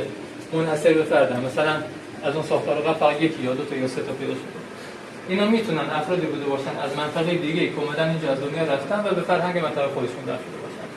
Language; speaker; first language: Persian; native; Persian